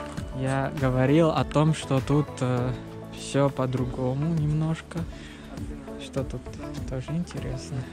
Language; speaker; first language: Russian; non-native, learner; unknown